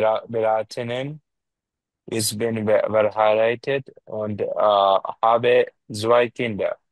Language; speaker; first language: German; non-native, learner; Bangla